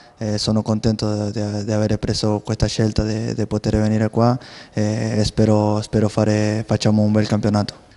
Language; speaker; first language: Italian; non-native, learner; Spanish